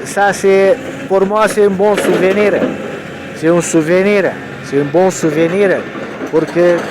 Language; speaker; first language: French; non-native, learner; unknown